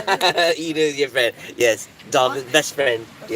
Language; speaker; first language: English; native; English